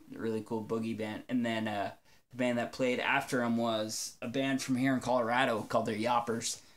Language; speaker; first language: English; native; English